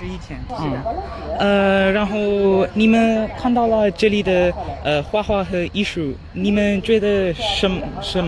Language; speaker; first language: Chinese; non-native, learner; Sinhala